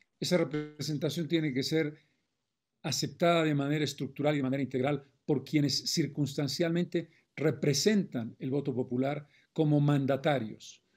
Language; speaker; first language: Spanish; native; Spanish